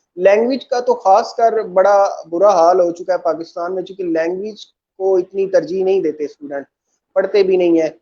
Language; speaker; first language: Urdu; non-native, local second language; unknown